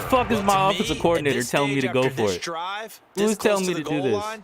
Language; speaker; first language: English; native; English